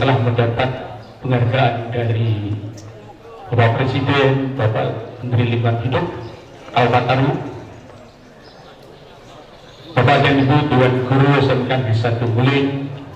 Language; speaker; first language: Indonesian; native; Indonesian